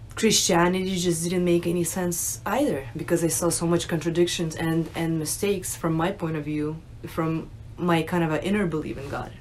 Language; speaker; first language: English; early bilingual, other home language; Russian